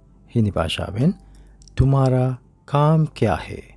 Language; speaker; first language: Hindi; non-native, learner; Sinhala